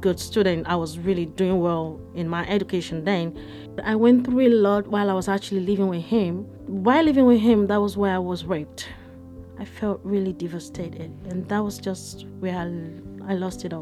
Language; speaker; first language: English; non-native, local second language; Yoruba